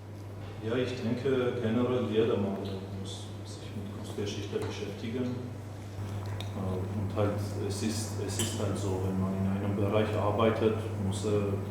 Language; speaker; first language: German; non-native, fluent; Armenian